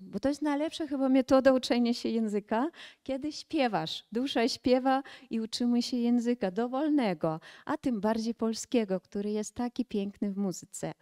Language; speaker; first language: Polish; early bilingual, heritage; Polish